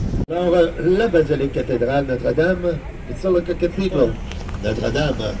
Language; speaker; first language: French; native; French